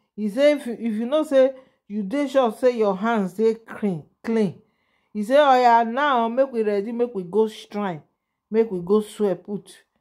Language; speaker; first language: Nigerian Pidgin; native; Nigerian Pidgin